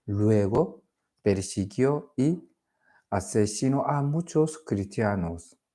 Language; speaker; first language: Spanish; non-native, learner; Korean